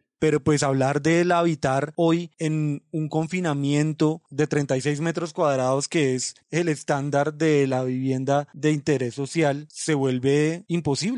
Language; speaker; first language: Spanish; native; Spanish